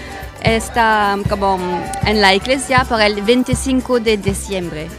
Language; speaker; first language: Spanish; non-native, learner; French